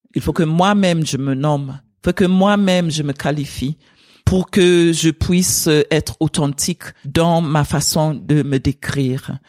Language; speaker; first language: French; non-native, fluent; English